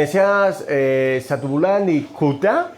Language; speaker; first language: Indonesian; non-native, learner; Spanish